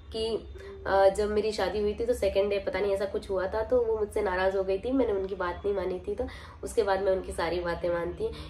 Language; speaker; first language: Hindi; non-native, local second language; Marwari